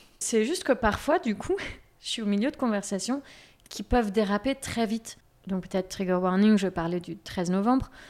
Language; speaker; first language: French; native; French